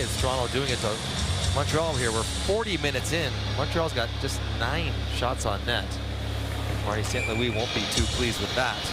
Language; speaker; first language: English; native; English